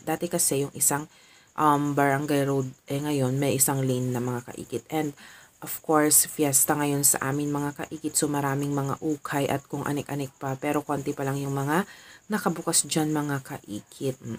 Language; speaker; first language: Filipino; non-native, local second language; Iloko